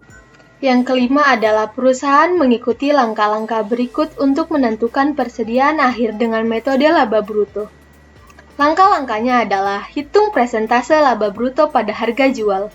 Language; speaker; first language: Indonesian; native; Indonesian